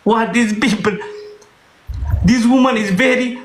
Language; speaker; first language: English; non-native, learner; Oromo